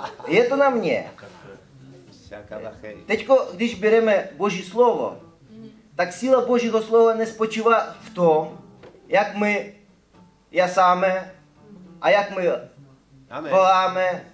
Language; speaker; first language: Czech; non-native, fluent; Ukrainian